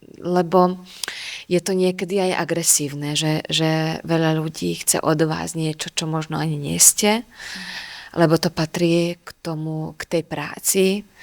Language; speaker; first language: Slovak; non-native, local second language; Hungarian